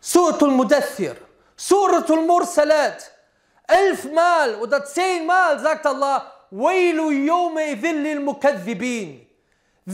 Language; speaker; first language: German; native; German